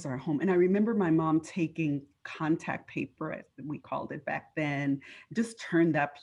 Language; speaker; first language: English; non-native, fluent; Spanish